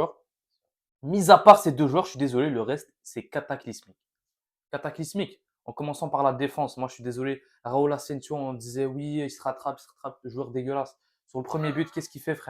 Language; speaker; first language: French; native; French